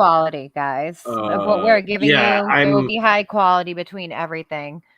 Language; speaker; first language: English; native; English